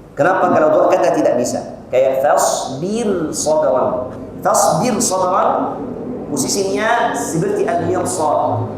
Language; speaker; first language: Malay; non-native, fluent; Arabic